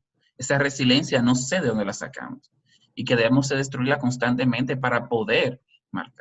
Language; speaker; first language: Spanish; native; Spanish